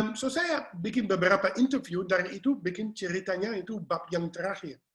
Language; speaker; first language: Indonesian; non-native, fluent; English